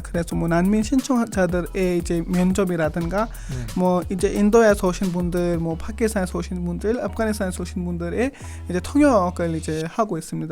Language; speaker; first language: Korean; non-native, fluent; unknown